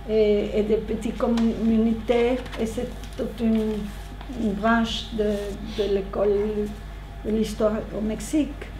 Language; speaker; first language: French; non-native, learner; Spanish